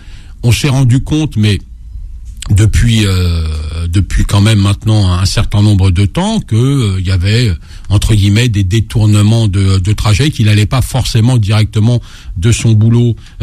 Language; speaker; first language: French; native; French